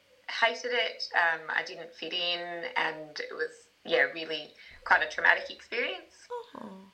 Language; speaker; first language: English; native; English